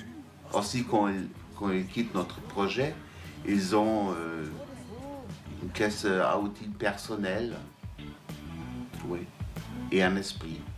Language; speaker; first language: French; non-native, fluent; German